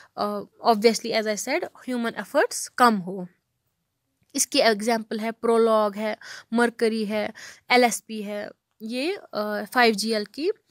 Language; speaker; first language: Hindi; non-native, local second language; Kashmiri